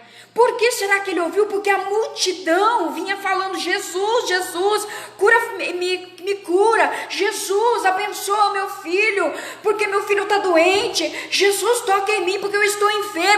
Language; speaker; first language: Portuguese; native; Portuguese